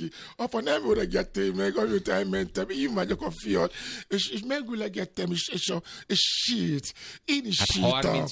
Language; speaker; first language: Hungarian; non-native, fluent; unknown